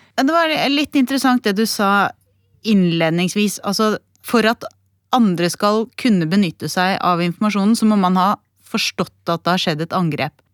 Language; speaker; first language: Norwegian; native; Norwegian